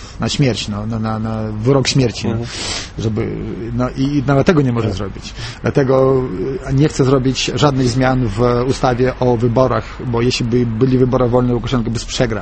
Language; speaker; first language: Polish; non-native, fluent; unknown